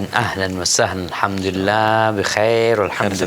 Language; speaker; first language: Malay; native; Malay